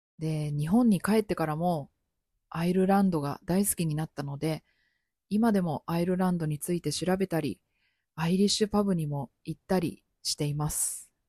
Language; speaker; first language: Japanese; native; Japanese